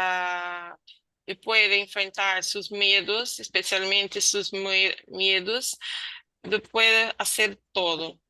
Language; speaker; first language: Spanish; non-native, learner; Portuguese